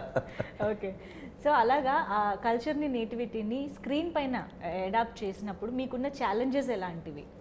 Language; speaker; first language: Telugu; native; Telugu